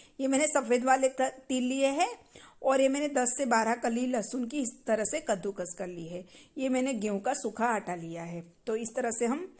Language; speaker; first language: Hindi; non-native, local second language; Gujarati